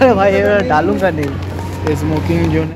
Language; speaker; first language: Hindi; non-native, local second language; Bangla